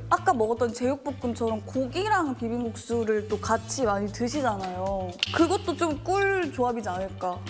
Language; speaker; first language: Korean; native; Korean